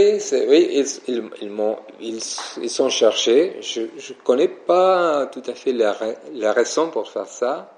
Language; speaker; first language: French; non-native, fluent; Spanish